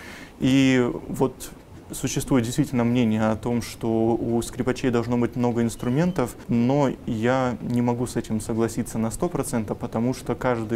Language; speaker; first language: Russian; native; Russian